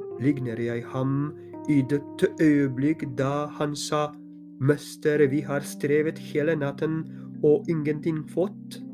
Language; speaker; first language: Norwegian; non-native, fluent; Polish